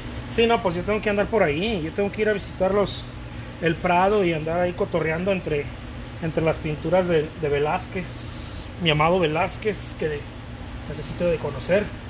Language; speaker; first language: Spanish; native; Spanish